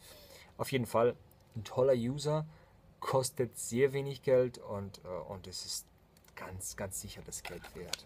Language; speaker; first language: German; non-native, fluent; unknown